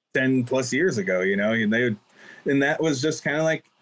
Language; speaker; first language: English; native; English